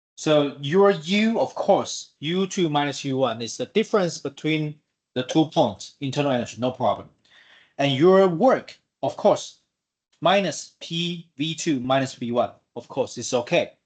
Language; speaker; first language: English; non-native, fluent; Chinese